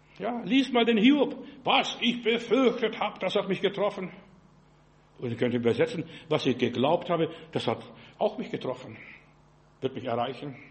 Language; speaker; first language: German; non-native, fluent; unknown